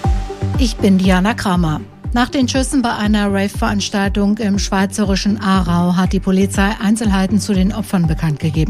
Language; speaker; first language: German; native; German